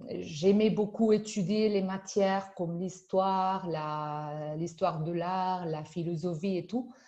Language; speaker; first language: French; non-native, fluent; Spanish